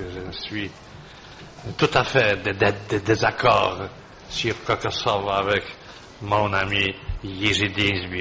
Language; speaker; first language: French; non-native, fluent; Polish